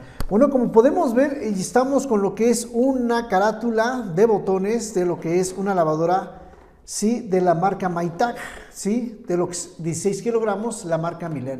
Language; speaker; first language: Spanish; native; Spanish